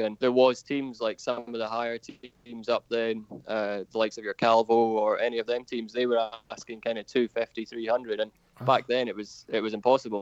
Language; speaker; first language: English; native; English